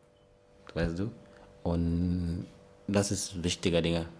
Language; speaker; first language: German; non-native, learner; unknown